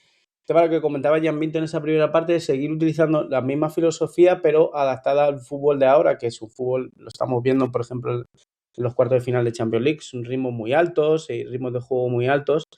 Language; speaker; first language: Spanish; native; Spanish